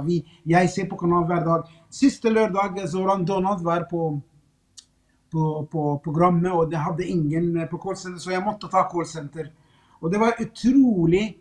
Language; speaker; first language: Swedish; non-native, fluent; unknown